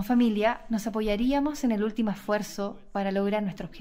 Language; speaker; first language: Spanish; native; Spanish